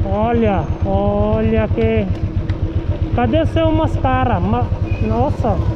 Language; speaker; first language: Portuguese; non-native, learner; Hindi